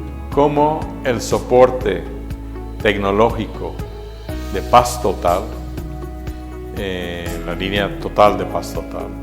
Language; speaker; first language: Spanish; non-native, fluent; Portuguese